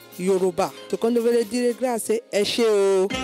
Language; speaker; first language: Italian; non-native, learner; Yoruba